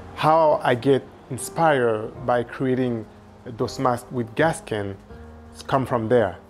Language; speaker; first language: English; non-native, fluent; French